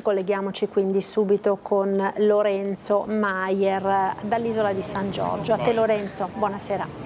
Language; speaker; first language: Italian; native; Italian